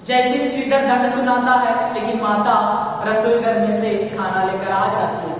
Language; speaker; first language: Hindi; non-native, local second language; Kannada